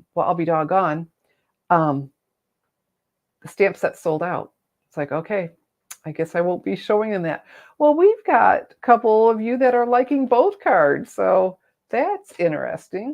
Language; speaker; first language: English; native; English